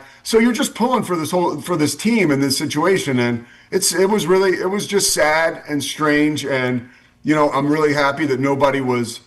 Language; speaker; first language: English; native; English